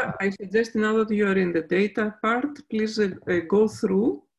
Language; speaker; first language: English; non-native, fluent; Greek